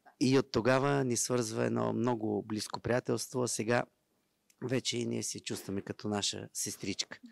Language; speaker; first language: Bulgarian; native; Bulgarian